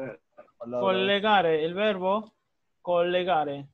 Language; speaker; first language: Italian; non-native, fluent; Spanish